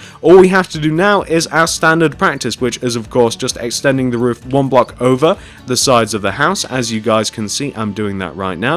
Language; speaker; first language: English; native; English